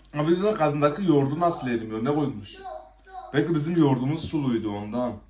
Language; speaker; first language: Turkish; native; Turkish